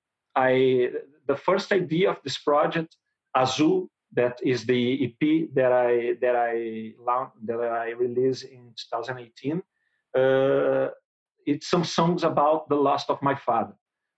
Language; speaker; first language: English; non-native, learner; Portuguese